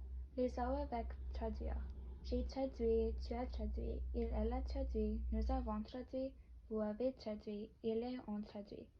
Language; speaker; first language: French; non-native, learner; English